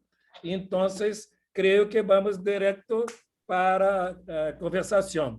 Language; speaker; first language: Portuguese; non-native, fluent; Spanish